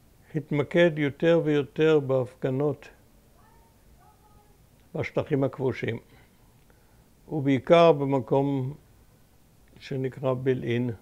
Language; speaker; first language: Hebrew; early bilingual, other home language; German